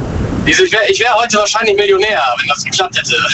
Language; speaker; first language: German; native; German